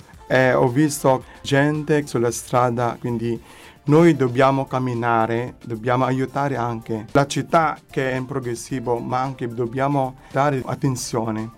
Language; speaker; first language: Italian; non-native, learner; Filipino